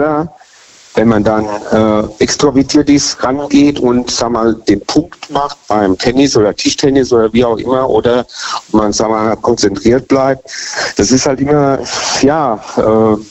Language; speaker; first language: German; native; German